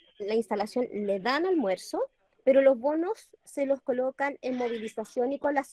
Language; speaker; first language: Spanish; native; Spanish